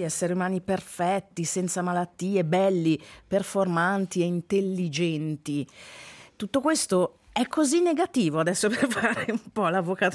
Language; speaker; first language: Italian; native; Italian